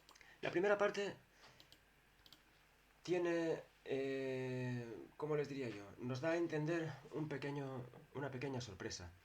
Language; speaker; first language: Spanish; native; Spanish